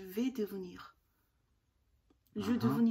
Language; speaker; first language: French; non-native, learner; Korean